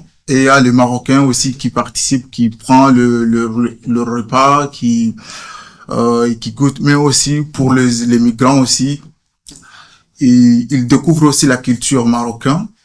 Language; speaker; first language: French; non-native, fluent; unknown